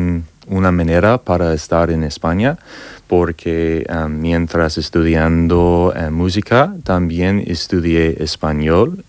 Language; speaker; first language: Spanish; non-native, learner; English